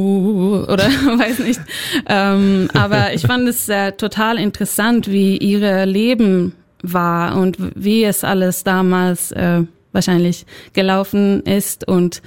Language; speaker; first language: German; non-native, fluent; Swedish